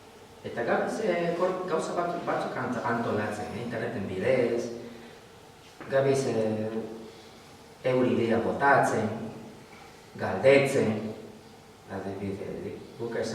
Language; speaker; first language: Basque; non-native, learner; Spanish